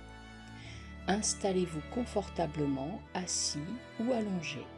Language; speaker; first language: French; native; French